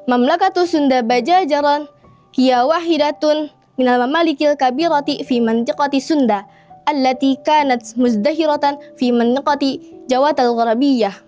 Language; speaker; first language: Arabic; non-native, learner; Indonesian